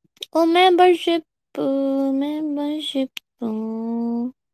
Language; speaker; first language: Japanese; non-native, fluent; German